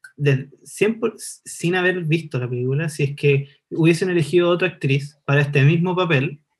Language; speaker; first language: Spanish; native; Spanish